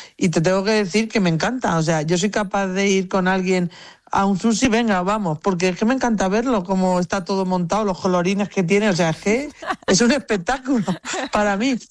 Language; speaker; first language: Spanish; native; Spanish